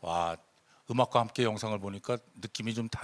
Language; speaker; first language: Korean; native; Korean